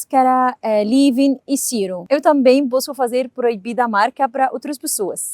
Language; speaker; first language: Portuguese; non-native, learner; Arabic